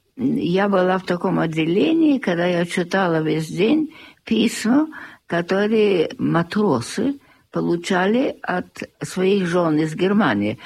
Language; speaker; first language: Russian; early bilingual, heritage; Russian